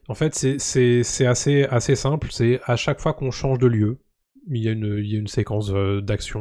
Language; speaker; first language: French; native; French